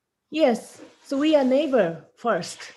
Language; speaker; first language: English; non-native, learner; Japanese